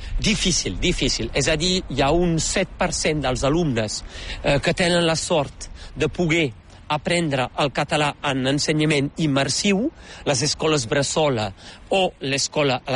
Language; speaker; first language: Catalan; native; Catalan